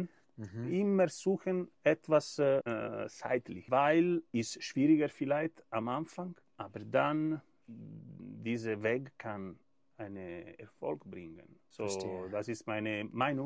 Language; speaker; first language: German; non-native, learner; Italian